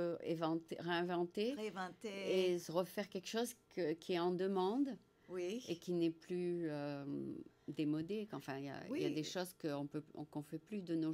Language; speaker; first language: French; native; French